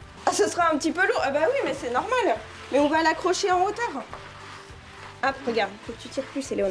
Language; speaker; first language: French; native; French